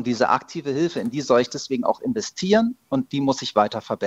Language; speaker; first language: German; native; German